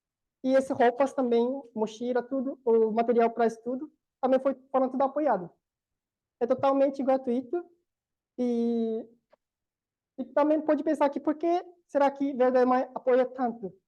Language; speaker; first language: Portuguese; non-native, learner; Korean